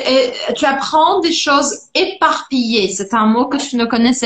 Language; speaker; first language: French; non-native, fluent; Portuguese